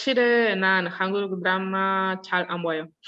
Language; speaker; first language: Korean; non-native, learner; Spanish